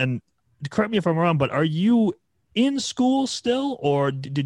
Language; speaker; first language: English; native; English